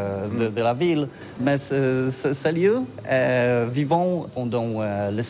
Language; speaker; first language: French; non-native, learner; Polish